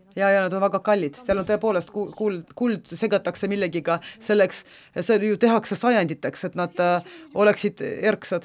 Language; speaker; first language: Estonian; non-native, local second language; Russian